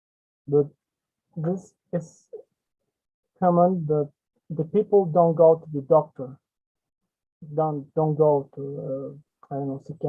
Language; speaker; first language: English; non-native, learner; Spanish